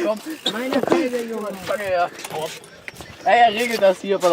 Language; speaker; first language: German; native; German